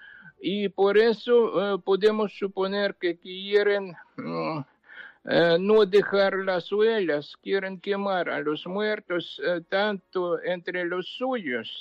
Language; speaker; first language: Spanish; non-native, fluent; Ukrainian